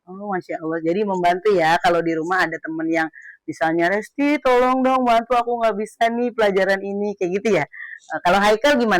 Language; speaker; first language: Indonesian; native; Indonesian